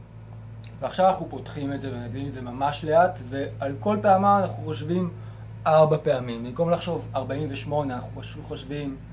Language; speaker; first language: Hebrew; native; Hebrew